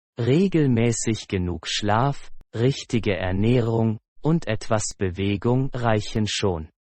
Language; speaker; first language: German; non-native, fluent; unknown